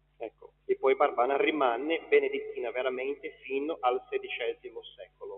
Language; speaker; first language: Italian; non-native, fluent; Portuguese